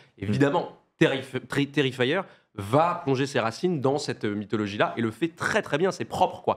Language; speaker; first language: French; native; French